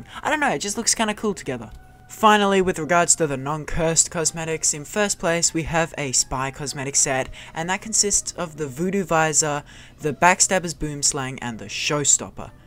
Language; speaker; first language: English; native; English